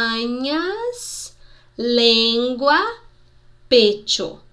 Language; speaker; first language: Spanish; non-native, fluent; Portuguese